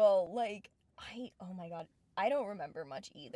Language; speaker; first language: English; native; English